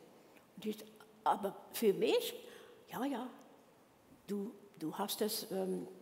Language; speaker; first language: German; non-native, learner; English